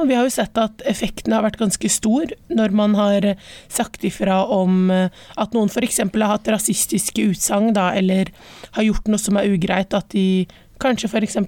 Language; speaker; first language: Norwegian; early bilingual, other home language; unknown